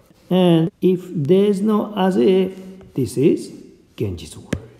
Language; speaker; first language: English; non-native, fluent; Japanese